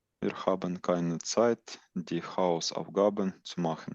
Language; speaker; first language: German; non-native, learner; Ukrainian